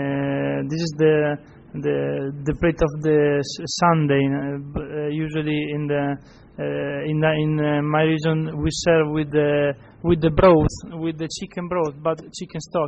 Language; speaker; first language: English; non-native, fluent; Italian